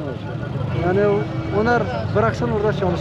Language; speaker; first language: Turkish; non-native, learner; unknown